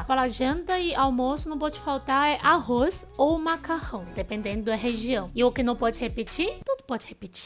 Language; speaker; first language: Portuguese; non-native, fluent; Chinese